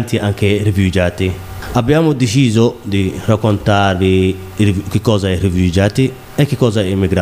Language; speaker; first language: Italian; non-native, learner; Somali